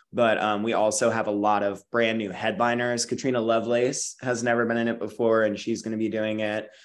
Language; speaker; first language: English; native; English